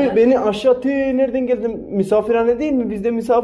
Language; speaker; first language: Turkish; native; Turkish